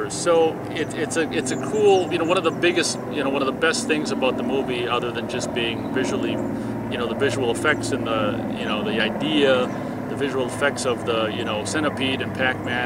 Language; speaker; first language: English; native; English